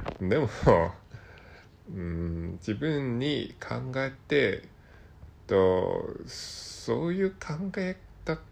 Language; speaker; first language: Japanese; non-native, learner; Cantonese